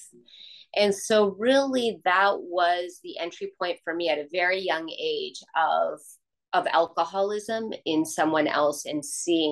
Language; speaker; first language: English; native; English